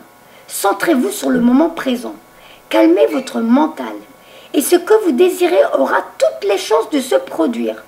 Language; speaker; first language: French; native; French